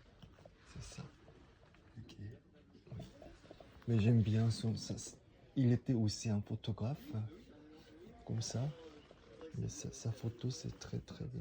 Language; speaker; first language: French; non-native, fluent; Korean